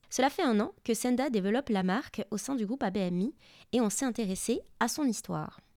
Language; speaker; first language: French; native; French